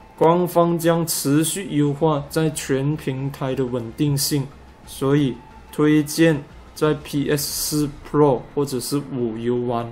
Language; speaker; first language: Chinese; native; Chinese